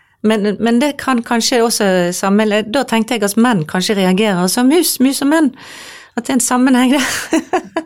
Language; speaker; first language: Norwegian; native; Norwegian